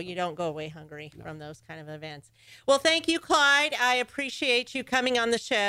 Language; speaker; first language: English; native; English